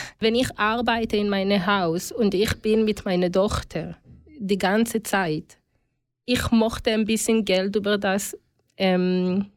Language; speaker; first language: German; non-native, learner; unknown